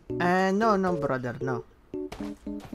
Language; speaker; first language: English; non-native, local second language; Filipino